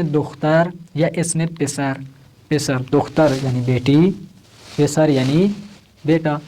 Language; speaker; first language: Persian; non-native, fluent; Urdu